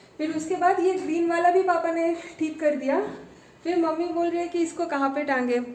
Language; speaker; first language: Hindi; non-native, local second language; Bangla